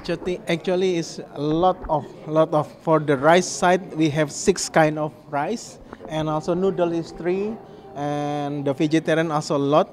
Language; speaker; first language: English; non-native, fluent; Indonesian